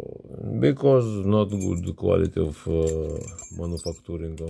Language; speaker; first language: English; non-native, learner; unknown